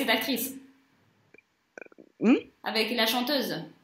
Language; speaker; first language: French; non-native, fluent; Russian